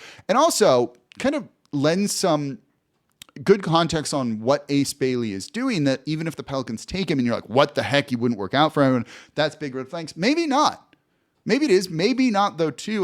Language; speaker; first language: English; native; English